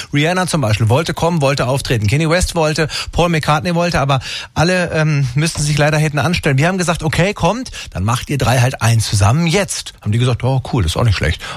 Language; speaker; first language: German; native; German